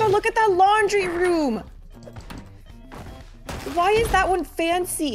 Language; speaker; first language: English; native; English